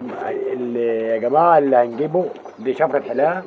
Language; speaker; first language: Arabic; native; Arabic